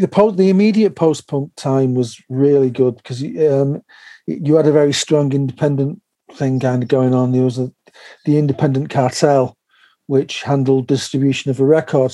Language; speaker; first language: English; native; English